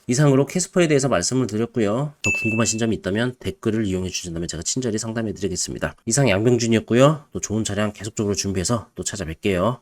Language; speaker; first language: Korean; native; Korean